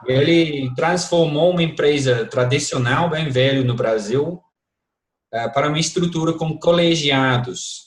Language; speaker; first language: Portuguese; non-native, fluent; English